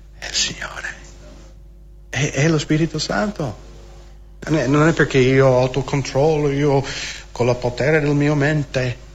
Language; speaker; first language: Italian; non-native, fluent; English